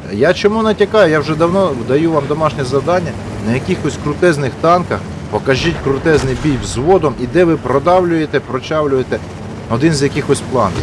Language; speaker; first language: Ukrainian; native; Ukrainian